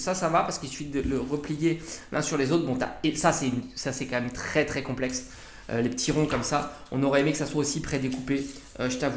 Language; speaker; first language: French; native; French